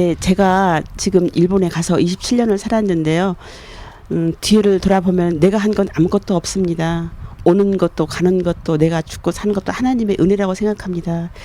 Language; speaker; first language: Korean; native; Korean